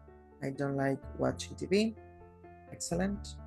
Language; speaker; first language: English; non-native, fluent; Spanish